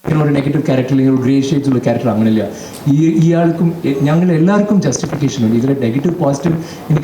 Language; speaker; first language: Malayalam; non-native, learner; Tamil